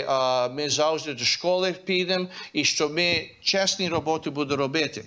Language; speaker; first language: Ukrainian; early bilingual, heritage; Ukrainian